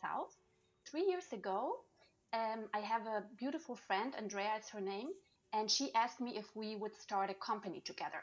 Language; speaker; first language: English; non-native, fluent; German